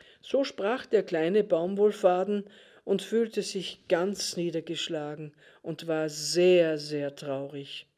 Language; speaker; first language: German; native; German